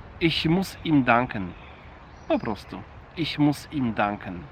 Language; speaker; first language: German; non-native, fluent; Polish